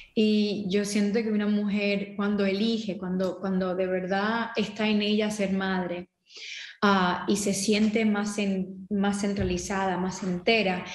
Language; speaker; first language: Spanish; early bilingual, heritage; Spanish